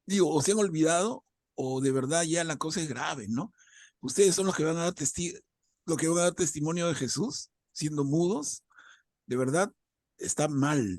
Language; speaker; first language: Spanish; native; Spanish